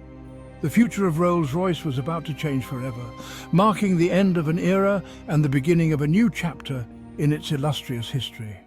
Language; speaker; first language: English; native; English